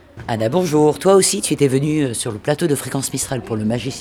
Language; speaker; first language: French; native; French